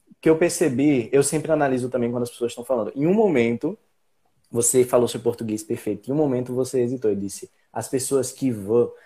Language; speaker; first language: Portuguese; native; Portuguese